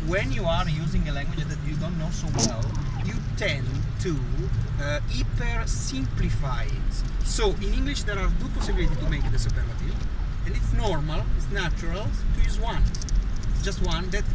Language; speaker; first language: English; non-native, fluent; Italian